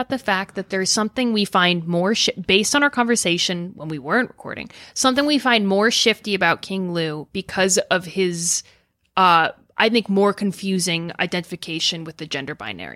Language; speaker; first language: English; native; English